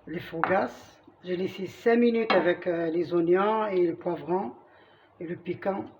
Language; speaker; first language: French; non-native, local second language; Arabic